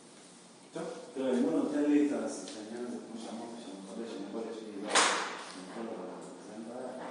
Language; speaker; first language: Hebrew; non-native, learner; Russian